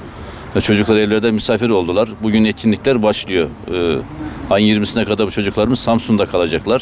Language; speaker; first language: Turkish; native; Turkish